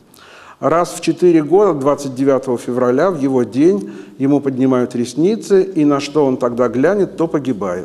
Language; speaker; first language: Russian; native; Russian